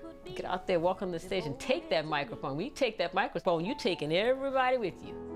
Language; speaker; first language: English; native; English